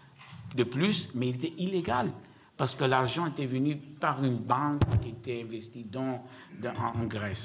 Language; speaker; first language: French; non-native, learner; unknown